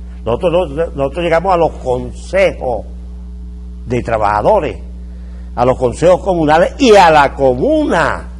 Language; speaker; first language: Spanish; native; Spanish